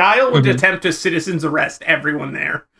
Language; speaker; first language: English; native; English